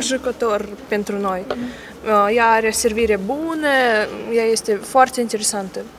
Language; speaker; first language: Romanian; non-native, local second language; Russian